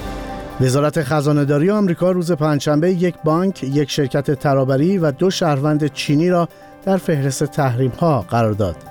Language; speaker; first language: Persian; native; Persian